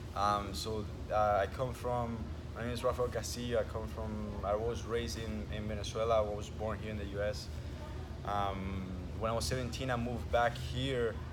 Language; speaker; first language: English; early bilingual, other home language; Spanish